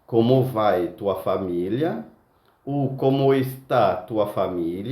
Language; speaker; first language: Portuguese; non-native, fluent; Haitian Creole